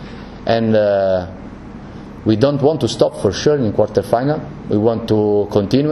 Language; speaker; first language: English; non-native, learner; Italian